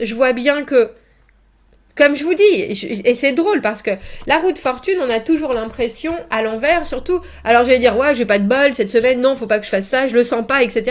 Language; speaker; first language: French; native; French